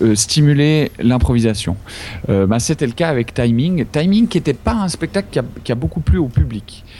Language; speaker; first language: French; native; French